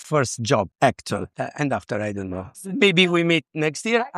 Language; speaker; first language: English; non-native, learner; Italian